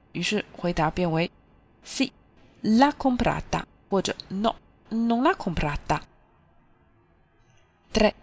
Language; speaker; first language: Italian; non-native, fluent; Chinese